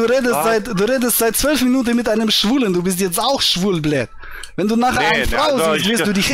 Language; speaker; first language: German; native; German